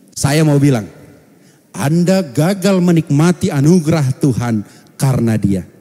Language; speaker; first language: Indonesian; non-native, local second language; Batak Toba